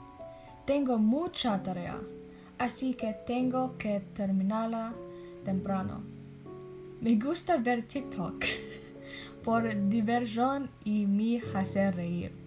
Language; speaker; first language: Spanish; non-native, learner; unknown